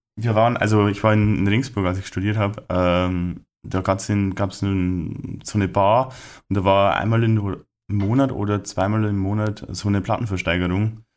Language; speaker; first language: German; native; German